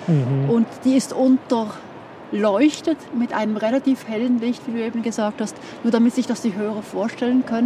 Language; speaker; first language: German; native; German